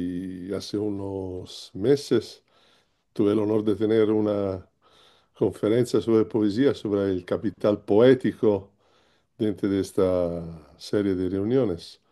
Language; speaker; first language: Spanish; non-native, learner; Italian